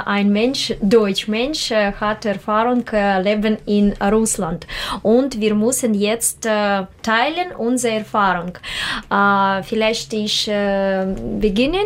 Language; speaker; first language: German; non-native, learner; Russian